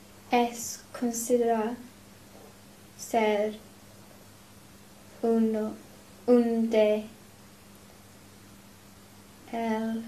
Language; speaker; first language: Spanish; non-native, learner; English